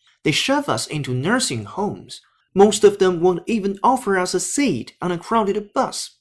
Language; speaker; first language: English; non-native, fluent; Chinese